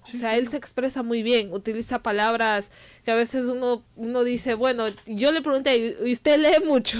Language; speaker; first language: Spanish; native; Spanish